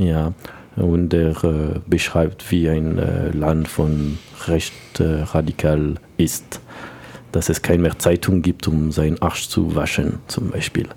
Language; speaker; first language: German; non-native, learner; French